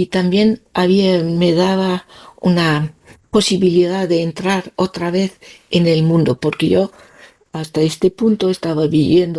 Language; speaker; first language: Spanish; non-native, learner; Danish